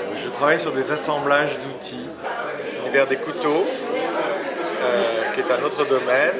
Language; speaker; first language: French; native; French